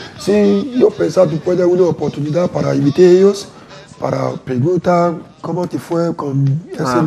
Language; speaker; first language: Spanish; non-native, learner; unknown